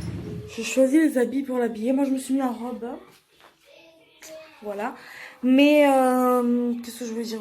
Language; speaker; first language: French; native; French